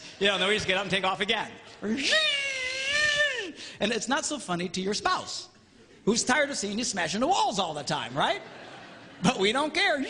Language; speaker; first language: English; native; English